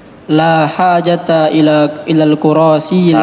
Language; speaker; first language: Arabic; non-native, learner; Indonesian